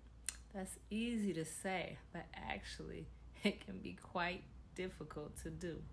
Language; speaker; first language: English; native; English